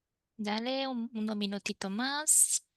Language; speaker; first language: Spanish; non-native, fluent; Portuguese